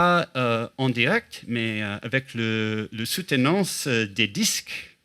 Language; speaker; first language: French; non-native, fluent; English